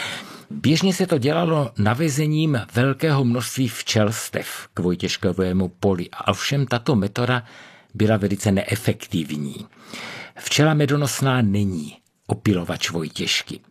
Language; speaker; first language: Czech; native; Czech